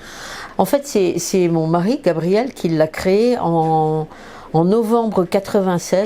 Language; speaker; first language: French; native; French